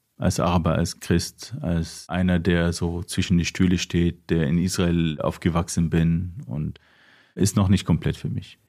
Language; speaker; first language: German; non-native, fluent; Arabic